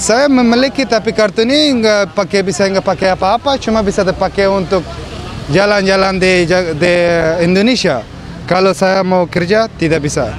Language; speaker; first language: Indonesian; non-native, fluent; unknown